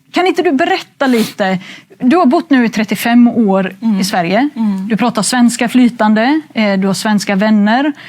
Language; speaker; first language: Swedish; native; Swedish